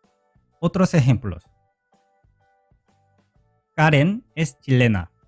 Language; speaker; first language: Spanish; non-native, fluent; Korean